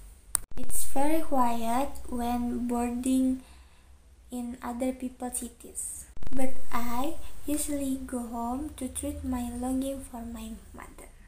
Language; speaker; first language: English; non-native, learner; Indonesian